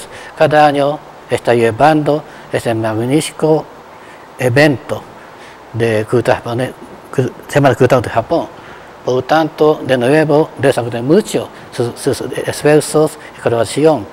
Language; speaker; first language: Spanish; non-native, fluent; Japanese